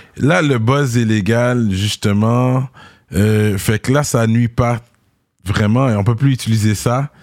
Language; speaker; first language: French; native; French